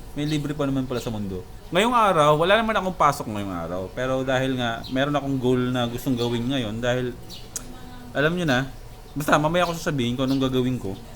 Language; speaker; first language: Filipino; native; Filipino